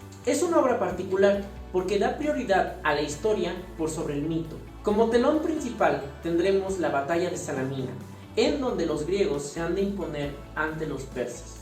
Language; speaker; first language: Spanish; native; Spanish